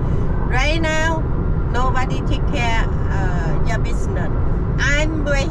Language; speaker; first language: English; non-native, learner; Vietnamese